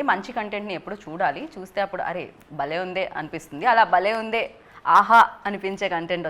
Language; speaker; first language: Telugu; native; Telugu